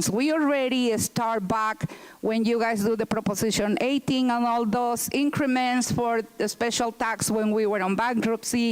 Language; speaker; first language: English; non-native, fluent; Spanish